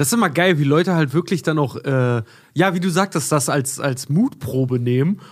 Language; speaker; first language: German; native; German